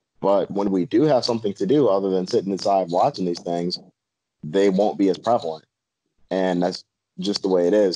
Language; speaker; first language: English; native; English